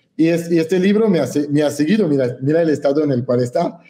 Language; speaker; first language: Spanish; non-native, fluent; French